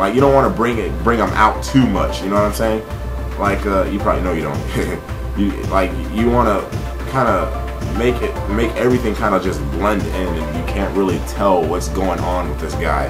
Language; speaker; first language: English; native; English